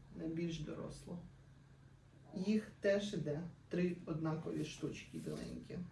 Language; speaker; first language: Ukrainian; non-native, local second language; Russian